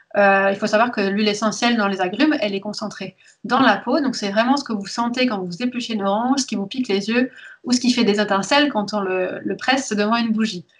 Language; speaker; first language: French; early bilingual, heritage; French